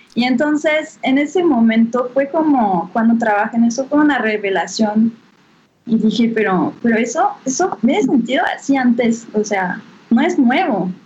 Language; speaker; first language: Spanish; non-native, fluent; French